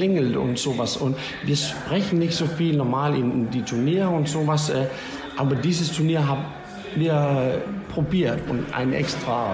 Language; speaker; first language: German; non-native, learner; Danish